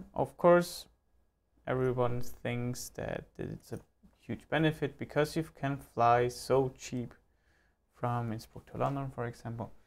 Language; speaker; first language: English; non-native, fluent; German